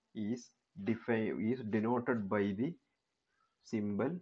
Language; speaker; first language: English; non-native, local second language; Malayalam